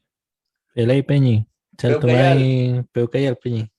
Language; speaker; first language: Spanish; native; Spanish